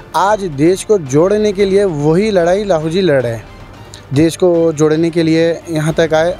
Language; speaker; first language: Hindi; non-native, local second language; Urdu